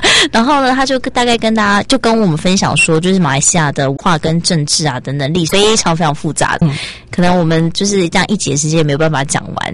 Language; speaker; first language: Chinese; native; Chinese